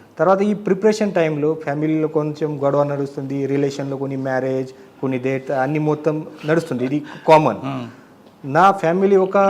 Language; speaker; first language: Telugu; non-native, learner; Marathi